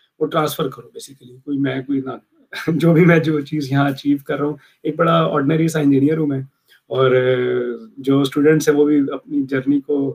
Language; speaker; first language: Urdu; native; Urdu